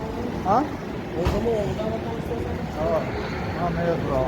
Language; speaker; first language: Russian; non-native, local second language; Tajik